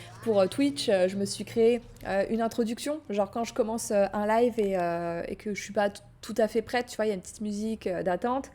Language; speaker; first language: French; native; French